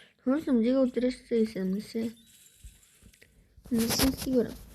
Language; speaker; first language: Bulgarian; native; Bulgarian